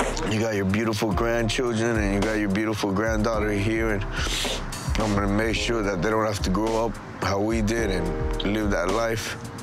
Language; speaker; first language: English; early bilingual, other home language; Spanish